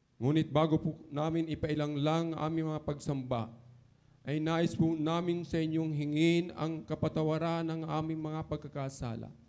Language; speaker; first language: Filipino; native; Filipino